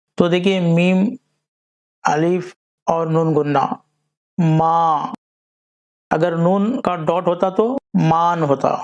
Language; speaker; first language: Urdu; native; Urdu